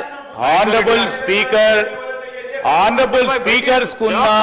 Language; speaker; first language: Hindi; non-native, local second language; Telugu